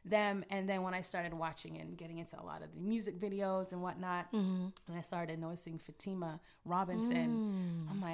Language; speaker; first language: English; native; English